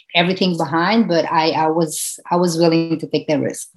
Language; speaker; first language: English; non-native, fluent; Portuguese